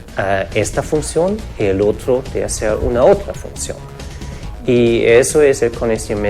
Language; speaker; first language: Spanish; non-native, fluent; German